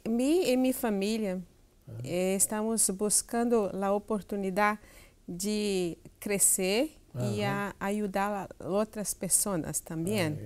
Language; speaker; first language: Spanish; non-native, learner; Portuguese